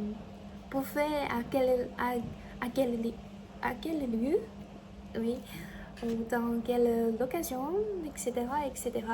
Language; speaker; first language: French; non-native, learner; Chinese